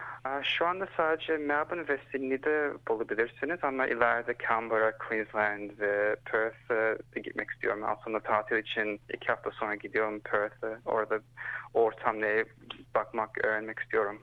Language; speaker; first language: Turkish; early bilingual, heritage; Turkish